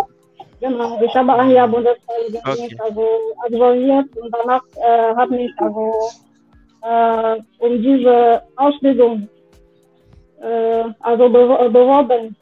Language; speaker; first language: German; non-native, fluent; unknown